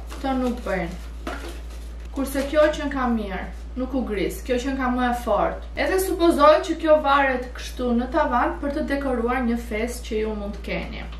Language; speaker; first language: Albanian; early bilingual, heritage; Albanian